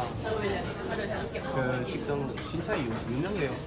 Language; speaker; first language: Korean; non-native, learner; French